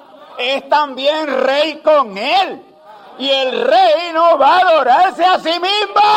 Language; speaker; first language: Spanish; native; Spanish